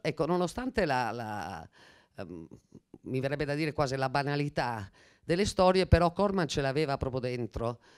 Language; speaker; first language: Italian; native; Italian